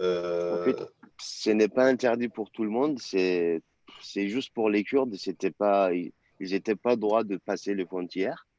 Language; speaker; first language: French; non-native, learner; Turkish